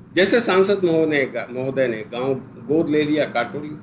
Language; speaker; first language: Hindi; native; Hindi